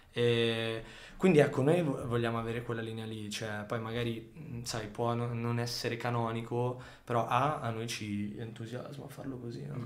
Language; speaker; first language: Italian; native; Italian